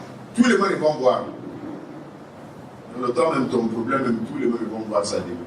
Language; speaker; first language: French; non-native, local second language; Wolof